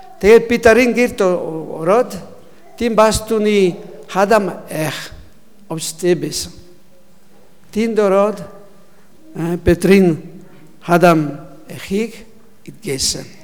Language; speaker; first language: Mongolian; non-native, learner; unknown